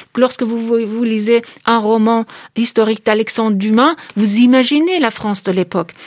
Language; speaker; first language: French; non-native, fluent; Persian